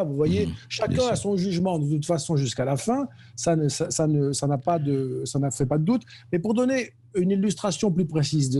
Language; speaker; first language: French; native; French